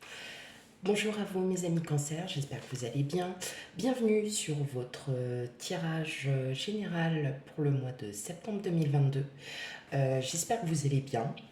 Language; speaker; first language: French; native; French